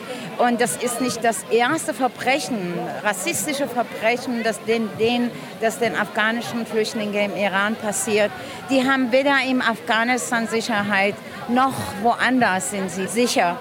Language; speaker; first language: German; non-native, fluent; Persian